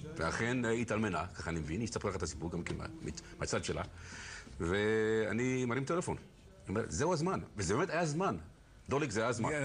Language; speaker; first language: Hebrew; native; Hebrew